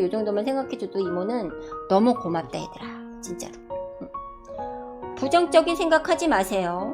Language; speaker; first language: Korean; native; Korean